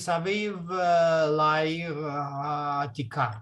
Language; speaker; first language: Hebrew; non-native, learner; Russian